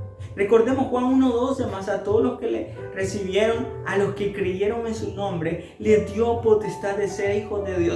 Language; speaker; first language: Spanish; native; Spanish